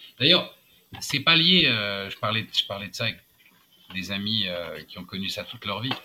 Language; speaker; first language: French; native; French